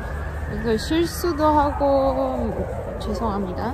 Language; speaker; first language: Korean; non-native, fluent; Russian